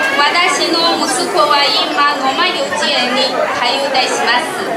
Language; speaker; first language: Japanese; non-native, learner; Chinese